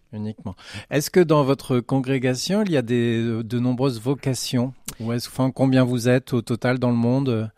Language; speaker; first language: French; native; French